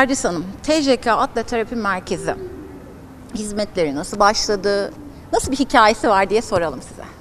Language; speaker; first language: Turkish; native; Turkish